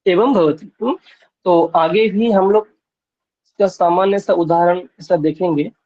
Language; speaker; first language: Hindi; non-native, local second language; Bangla